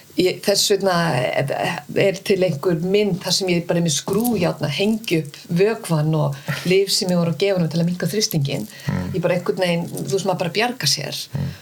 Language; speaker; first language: Icelandic; early bilingual, heritage; Icelandic